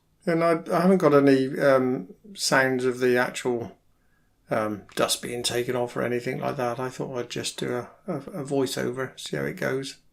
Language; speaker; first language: English; native; English